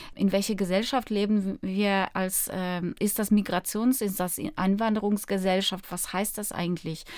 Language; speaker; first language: German; early bilingual, other home language; Polish